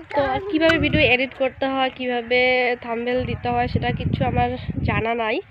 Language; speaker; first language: Bangla; non-native, local second language; Rangpuri